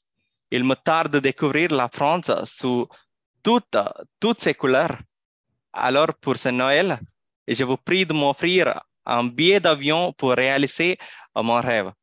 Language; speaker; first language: French; non-native, fluent; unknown